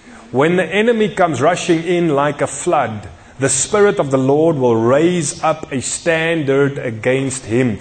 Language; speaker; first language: English; non-native, local second language; Afrikaans